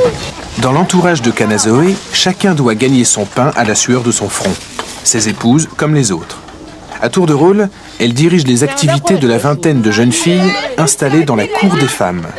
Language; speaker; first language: French; native; French